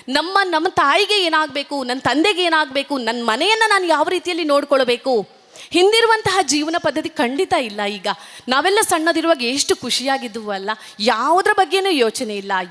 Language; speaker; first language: Kannada; non-native, local second language; Tulu